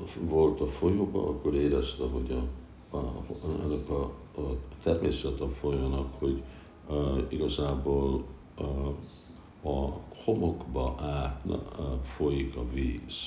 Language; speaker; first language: Hungarian; early bilingual, heritage; Hungarian